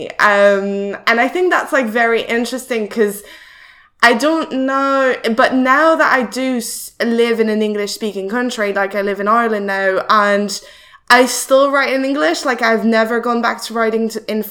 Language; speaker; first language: English; non-native, fluent; French